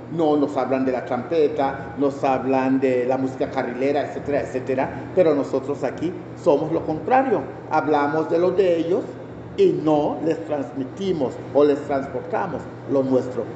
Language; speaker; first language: Spanish; non-native, local second language; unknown